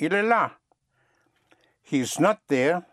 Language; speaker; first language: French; non-native, fluent; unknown